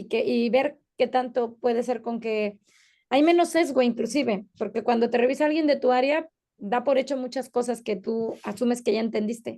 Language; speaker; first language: Spanish; native; Spanish